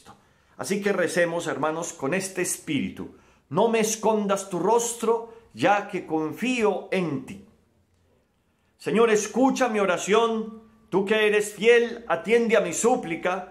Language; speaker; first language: Spanish; native; Spanish